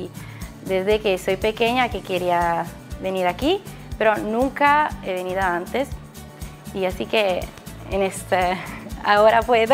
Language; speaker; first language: Spanish; non-native, learner; Italian